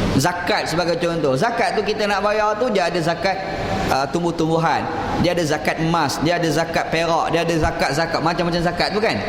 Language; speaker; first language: Malay; native; Malay